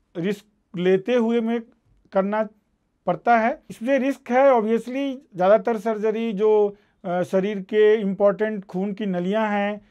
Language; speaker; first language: Hindi; native; Hindi